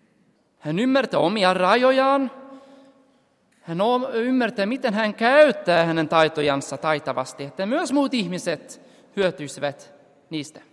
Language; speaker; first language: Finnish; non-native, fluent; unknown